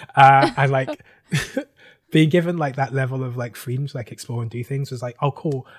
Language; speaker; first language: English; native; English